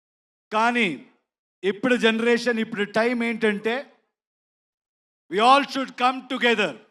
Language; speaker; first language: Telugu; non-native, learner; Kannada